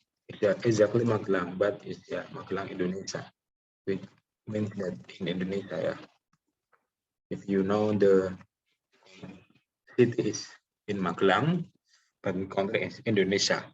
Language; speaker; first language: English; non-native, local second language; Indonesian